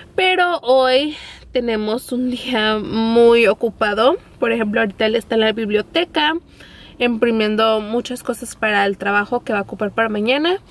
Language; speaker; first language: Spanish; early bilingual, heritage; Spanish